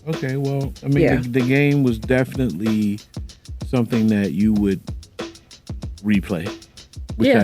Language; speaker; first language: English; native; English